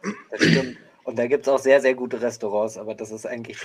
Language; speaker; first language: German; native; German